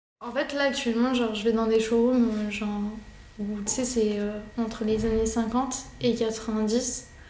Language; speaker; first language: French; early bilingual, other home language; Arabic